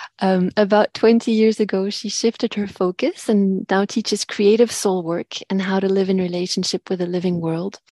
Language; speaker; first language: English; non-native, fluent; French